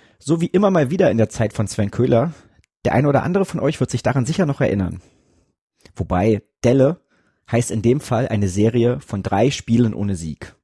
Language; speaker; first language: German; native; German